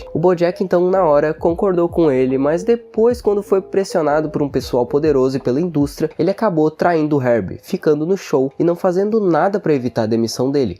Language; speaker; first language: Portuguese; native; Portuguese